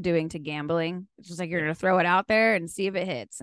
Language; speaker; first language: English; native; English